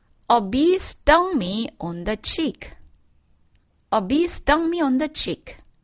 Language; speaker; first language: English; non-native, fluent; Korean